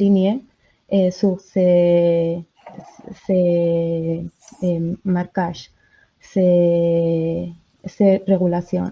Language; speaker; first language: French; non-native, learner; Spanish